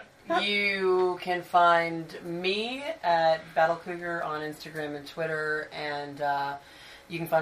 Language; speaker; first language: English; native; English